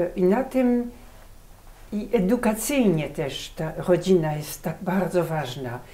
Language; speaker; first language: Polish; early bilingual, heritage; Polish